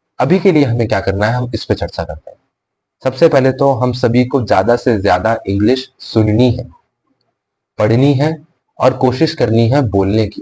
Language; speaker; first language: Hindi; native; Hindi